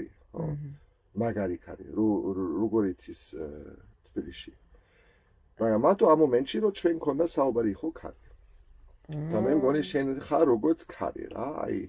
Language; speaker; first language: Georgian; non-native, learner; German